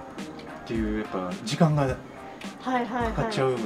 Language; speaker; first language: Japanese; native; Japanese